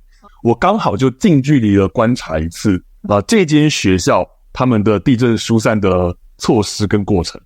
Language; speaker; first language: Chinese; native; Chinese